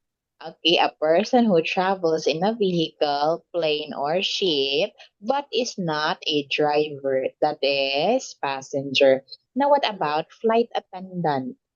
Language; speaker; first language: English; non-native, local second language; Filipino